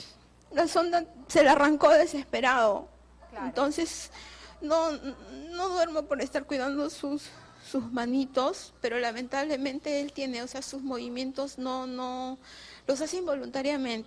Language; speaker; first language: Spanish; native; Spanish